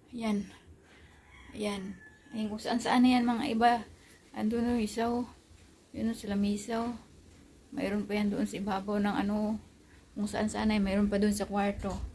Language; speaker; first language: Filipino; non-native, local second language; Aklanon